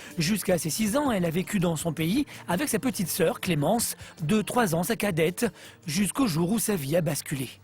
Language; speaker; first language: French; native; French